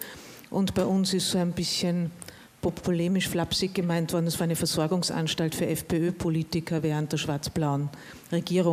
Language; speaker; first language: German; native; German